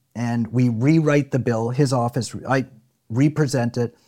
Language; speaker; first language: English; native; English